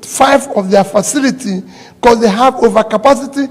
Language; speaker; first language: English; non-native, local second language; Igbo